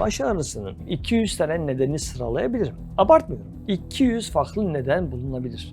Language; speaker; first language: Turkish; native; Turkish